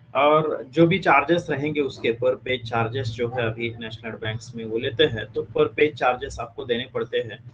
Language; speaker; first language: Hindi; non-native, local second language; Marathi